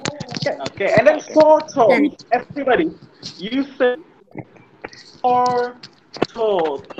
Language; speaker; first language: English; non-native, fluent; Indonesian